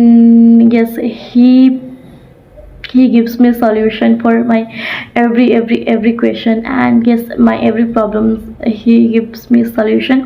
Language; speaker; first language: English; non-native, learner; Odia